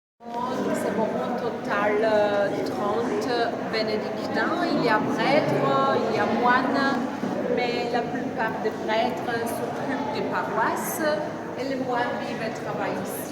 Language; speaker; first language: French; non-native, fluent; German